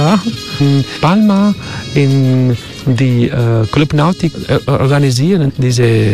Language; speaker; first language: German; non-native, learner; Spanish